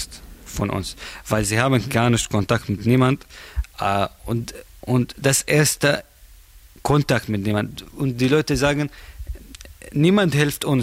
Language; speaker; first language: German; non-native, learner; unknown